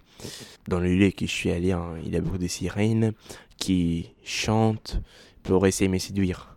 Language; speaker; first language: French; non-native, learner; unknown